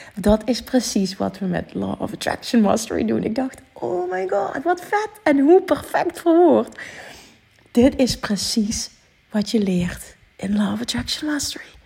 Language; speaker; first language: Dutch; native; Dutch